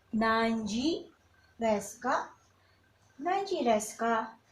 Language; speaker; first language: Japanese; non-native, learner; Filipino